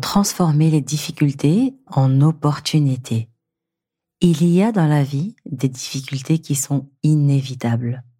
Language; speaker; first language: French; native; French